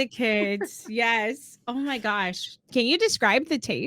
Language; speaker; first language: English; native; English